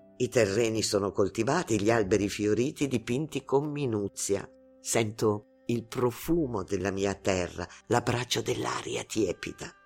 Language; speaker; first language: Italian; non-native, fluent; Arabic